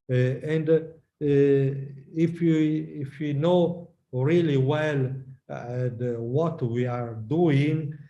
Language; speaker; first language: English; non-native, learner; Italian